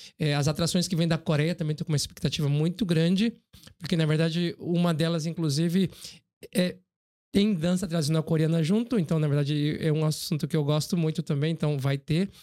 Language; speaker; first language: Portuguese; early bilingual, other home language; Korean